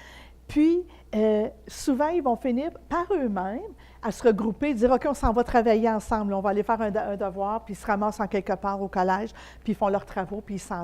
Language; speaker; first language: French; native; French